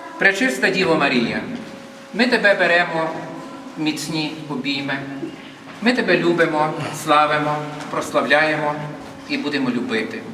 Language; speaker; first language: Ukrainian; native; Ukrainian